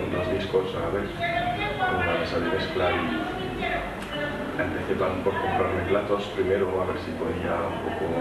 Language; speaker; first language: Spanish; non-native, fluent; French